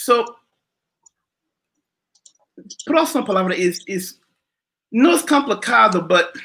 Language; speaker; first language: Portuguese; non-native, learner; English